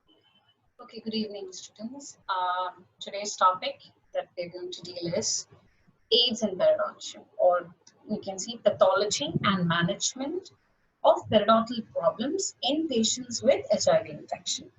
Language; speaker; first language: English; non-native, local second language; Malayalam